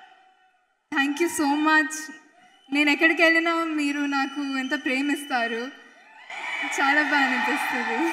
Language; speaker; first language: Telugu; non-native, fluent; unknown